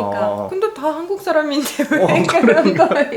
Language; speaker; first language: Korean; non-native, fluent; Arabic